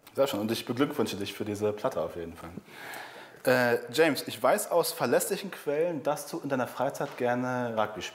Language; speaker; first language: German; native; German